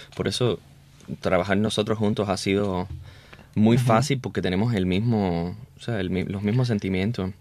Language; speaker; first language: Spanish; early bilingual, heritage; Spanish